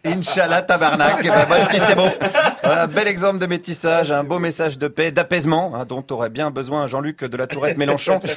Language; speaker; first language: French; native; French